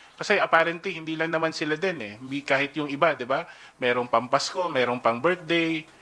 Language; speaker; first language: Filipino; native; Filipino